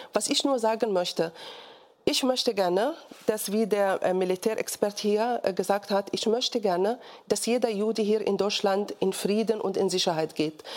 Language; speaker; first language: German; non-native, fluent; Arabic